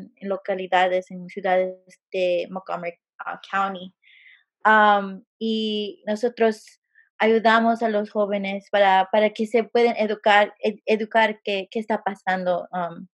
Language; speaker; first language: Spanish; early bilingual, heritage; Spanish